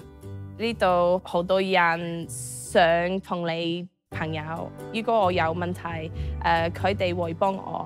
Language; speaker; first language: Cantonese; non-native, learner; English